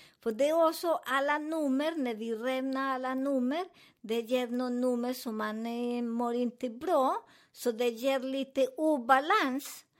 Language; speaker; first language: Swedish; non-native, learner; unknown